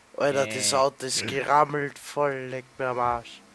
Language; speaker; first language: German; native; German